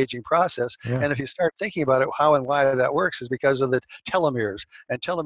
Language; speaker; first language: English; native; English